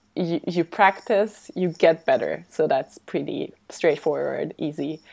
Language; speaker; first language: English; early bilingual, other home language; Hungarian